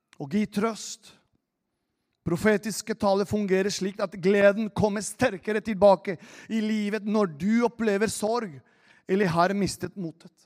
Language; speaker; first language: Norwegian; non-native, fluent; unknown